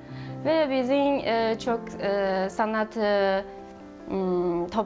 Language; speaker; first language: Turkish; non-native, learner; Chinese